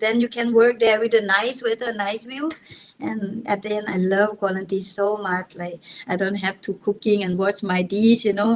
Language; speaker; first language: English; non-native, learner; Thai